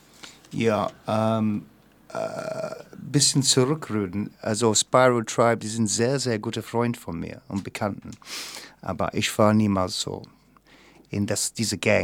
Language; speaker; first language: German; non-native, fluent; English